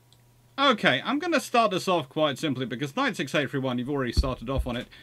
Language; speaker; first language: English; native; English